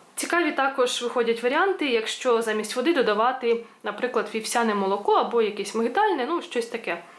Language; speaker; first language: Ukrainian; non-native, local second language; Russian